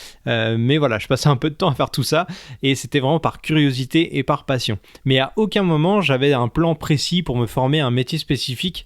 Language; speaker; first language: French; native; French